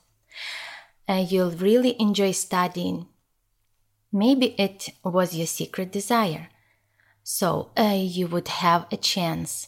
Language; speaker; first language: English; non-native, learner; Ukrainian